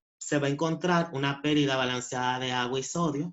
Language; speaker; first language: Spanish; native; Spanish